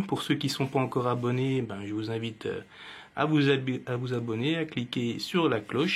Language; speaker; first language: French; native; French